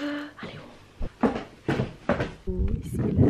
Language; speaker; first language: French; non-native, learner; Norwegian